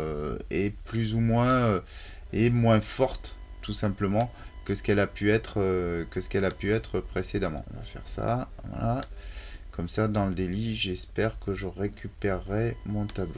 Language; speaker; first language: French; native; French